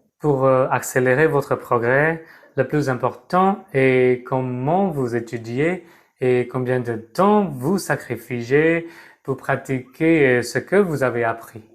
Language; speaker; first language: French; non-native, fluent; Burmese